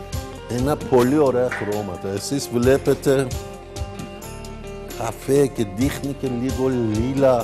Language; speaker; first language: Greek; non-native, learner; Persian